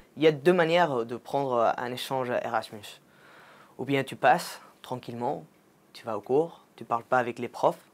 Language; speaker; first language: French; non-native, fluent; Spanish